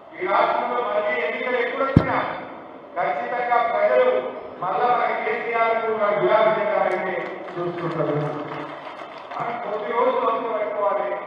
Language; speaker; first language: Telugu; native; Telugu